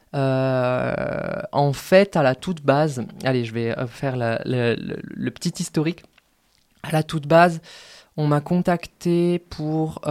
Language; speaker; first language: French; native; French